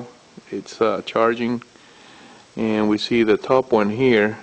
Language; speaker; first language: English; native; English